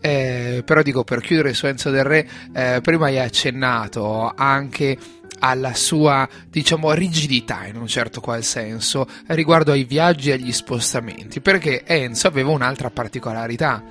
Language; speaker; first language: Italian; native; Italian